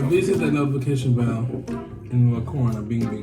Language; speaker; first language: English; native; English